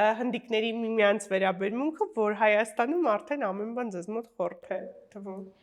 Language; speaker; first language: Armenian; native; Armenian